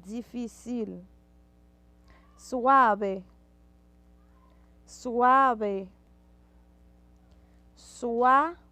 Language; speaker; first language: Spanish; non-native, fluent; Haitian Creole